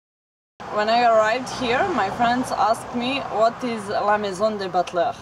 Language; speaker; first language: English; non-native, fluent; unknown